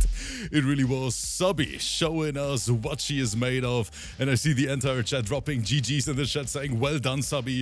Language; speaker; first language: English; native; English